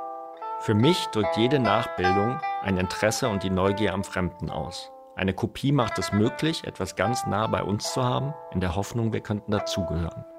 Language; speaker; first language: German; native; German